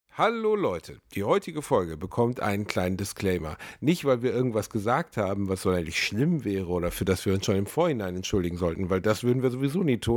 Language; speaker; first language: German; native; German